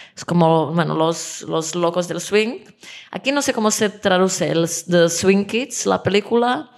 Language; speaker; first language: Spanish; non-native, fluent; Czech